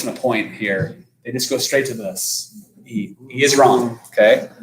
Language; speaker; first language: English; native; English